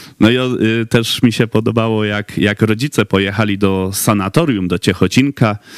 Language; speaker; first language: Polish; native; Polish